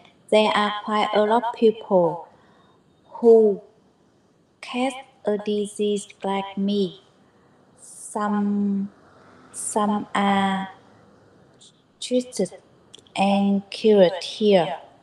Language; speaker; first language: English; non-native, learner; Vietnamese